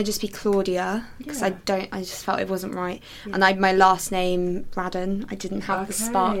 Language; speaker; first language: English; native; English